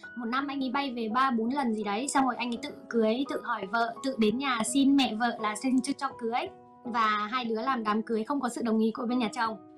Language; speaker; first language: Vietnamese; native; Vietnamese